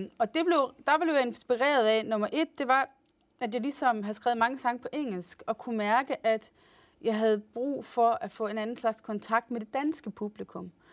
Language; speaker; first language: Danish; non-native, fluent; English